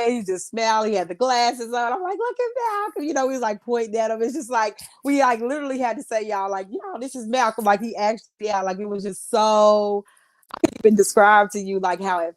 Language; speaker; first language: English; native; English